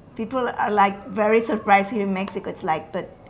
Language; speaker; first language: English; non-native, fluent; Catalan